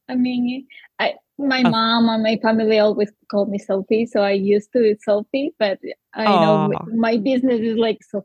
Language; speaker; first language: English; non-native, learner; Spanish